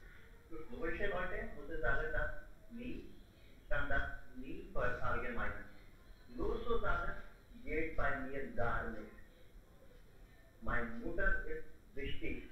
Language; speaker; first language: German; non-native, learner; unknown